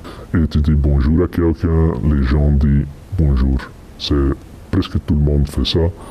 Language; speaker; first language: French; non-native, fluent; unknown